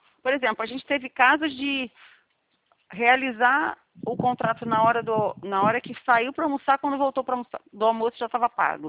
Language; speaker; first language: Portuguese; native; Portuguese